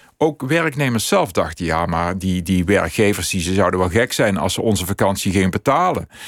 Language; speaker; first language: Dutch; native; Dutch